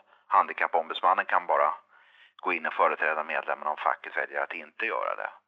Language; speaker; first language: Swedish; native; Swedish